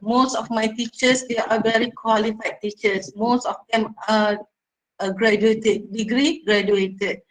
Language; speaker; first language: English; non-native, local second language; Malay